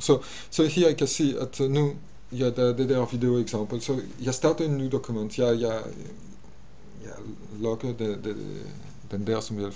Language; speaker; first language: Danish; non-native, fluent; French